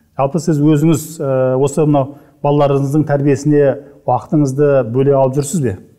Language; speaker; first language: Kazakh; native; Kazakh